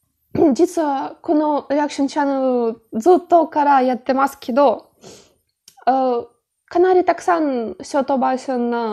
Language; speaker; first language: Japanese; non-native, fluent; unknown